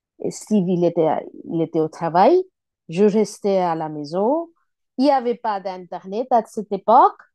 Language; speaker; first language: French; non-native, fluent; Bangla